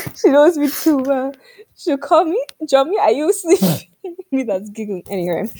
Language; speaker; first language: English; native; English